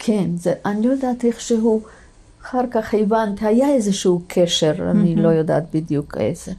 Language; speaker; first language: Hebrew; non-native, fluent; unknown